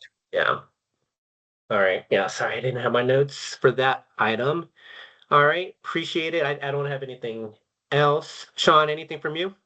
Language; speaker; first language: English; native; English